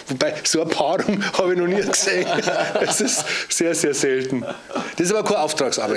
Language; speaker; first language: German; native; German